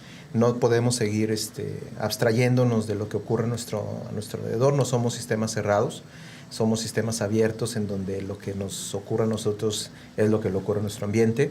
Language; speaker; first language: Spanish; native; Spanish